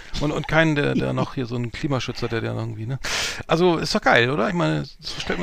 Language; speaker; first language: German; native; German